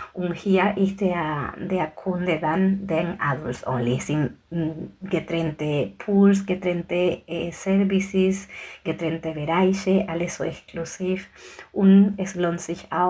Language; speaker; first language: German; non-native, fluent; Spanish